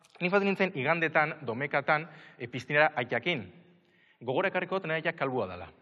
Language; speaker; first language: Basque; native; Basque